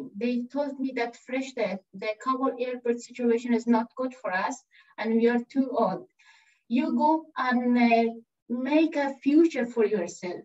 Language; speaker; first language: English; non-native, learner; Persian